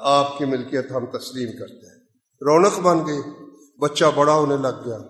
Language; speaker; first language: Urdu; non-native, local second language; Punjabi